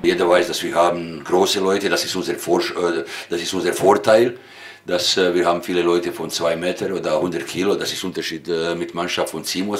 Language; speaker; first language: German; non-native, fluent; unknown